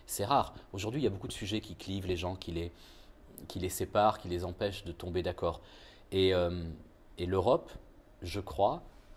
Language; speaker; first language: French; native; French